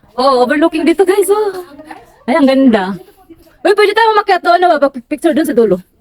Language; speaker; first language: Filipino; native; Filipino